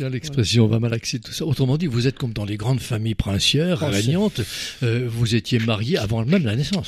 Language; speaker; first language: French; native; French